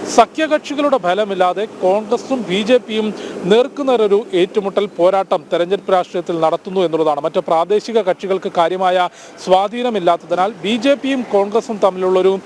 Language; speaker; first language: Malayalam; native; Malayalam